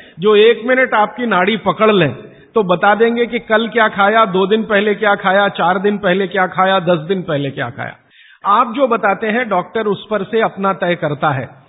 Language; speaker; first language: Hindi; native; Hindi